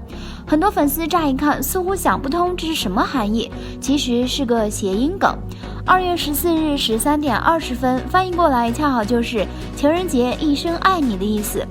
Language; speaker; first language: Chinese; native; Chinese